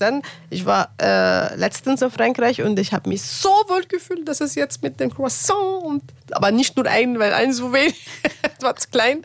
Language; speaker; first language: German; non-native, learner; Arabic